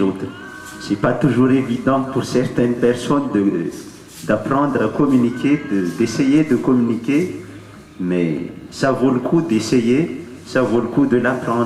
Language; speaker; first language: French; non-native, local second language; Malagasy